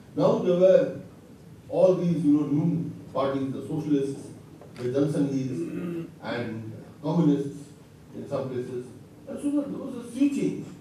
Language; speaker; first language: English; non-native, local second language; Bangla